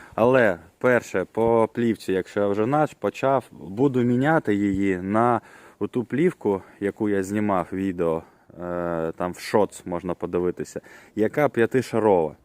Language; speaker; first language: Ukrainian; non-native, local second language; Russian